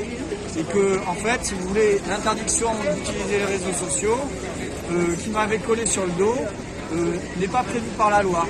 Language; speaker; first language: French; native; French